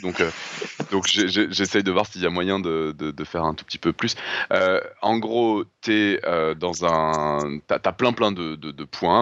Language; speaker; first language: French; native; French